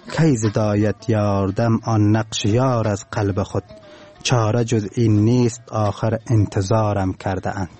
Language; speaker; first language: Persian; non-native, local second language; Turkmen